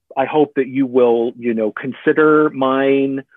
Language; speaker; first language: English; native; English